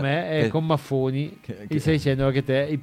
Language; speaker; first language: Italian; native; Italian